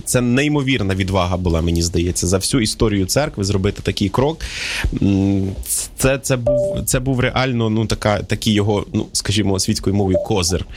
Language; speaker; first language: Ukrainian; native; Ukrainian